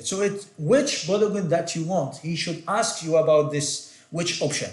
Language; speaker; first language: English; non-native, fluent; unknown